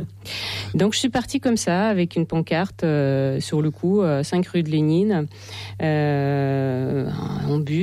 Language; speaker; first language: French; non-native, fluent; Russian